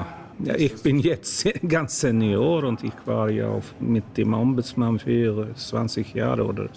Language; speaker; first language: German; non-native, learner; Swedish